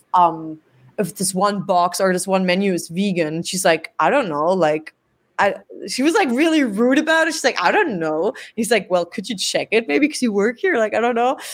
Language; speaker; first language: English; non-native, fluent; German